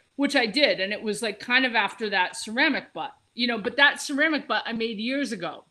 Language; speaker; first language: English; native; English